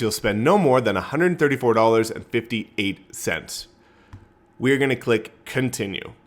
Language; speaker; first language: English; native; English